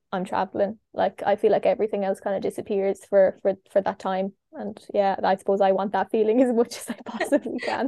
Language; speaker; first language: English; native; English